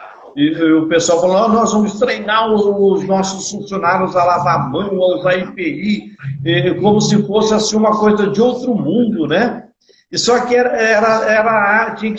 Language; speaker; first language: Portuguese; native; Portuguese